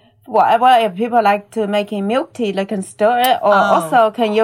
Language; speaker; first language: English; non-native, learner; Chinese